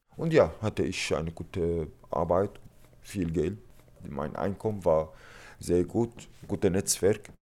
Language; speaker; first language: German; non-native, learner; Arabic